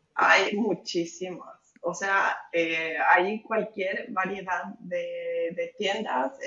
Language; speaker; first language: Spanish; native; Spanish